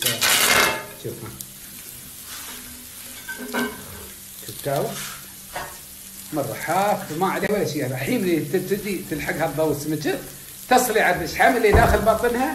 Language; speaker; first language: Arabic; native; Arabic